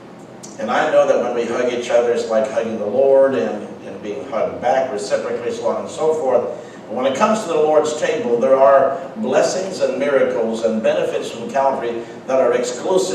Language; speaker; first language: English; native; English